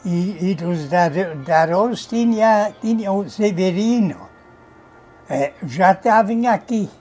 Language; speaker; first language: Portuguese; non-native, fluent; German